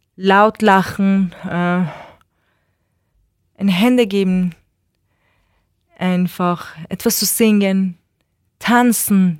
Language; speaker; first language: German; non-native, learner; Persian